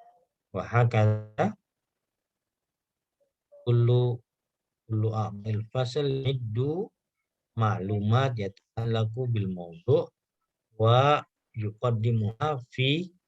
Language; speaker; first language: Arabic; non-native, fluent; Indonesian